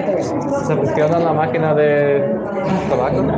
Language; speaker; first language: Spanish; non-native, learner; English